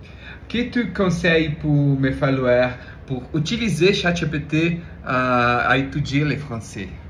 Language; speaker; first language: French; non-native, learner; Portuguese